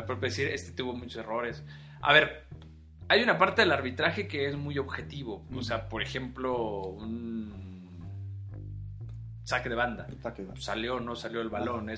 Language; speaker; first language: Spanish; native; Spanish